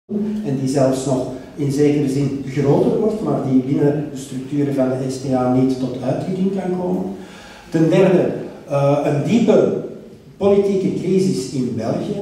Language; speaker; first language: Dutch; native; Dutch